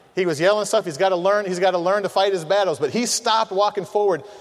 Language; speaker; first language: English; native; English